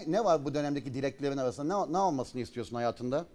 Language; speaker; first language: Turkish; native; Turkish